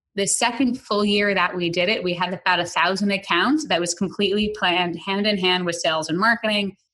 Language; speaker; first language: English; native; English